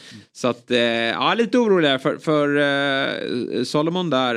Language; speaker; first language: Swedish; native; Swedish